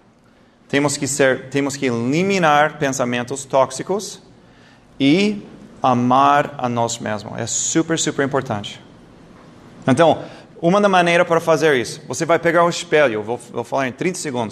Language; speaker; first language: Portuguese; non-native, fluent; English